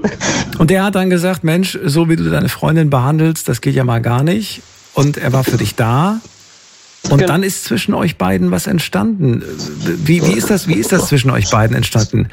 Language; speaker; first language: German; native; German